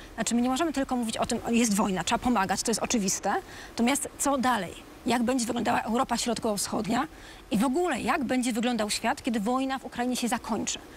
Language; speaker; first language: Polish; native; Polish